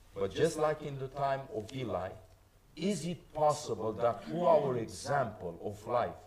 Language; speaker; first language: English; non-native, fluent; Romanian